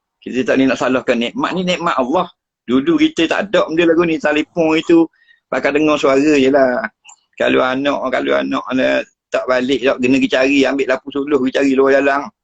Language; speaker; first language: Malay; native; Malay